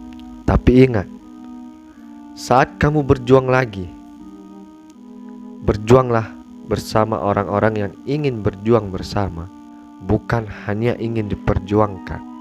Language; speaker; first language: Indonesian; native; Indonesian